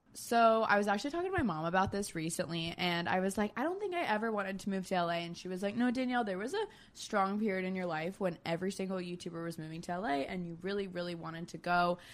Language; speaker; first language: English; native; English